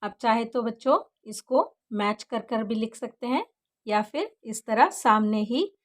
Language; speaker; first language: Hindi; non-native, local second language; Kannada